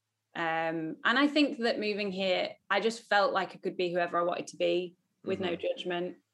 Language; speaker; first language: English; native; English